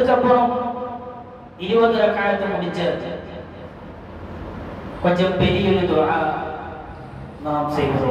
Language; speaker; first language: Tamil; non-native, learner; Malayalam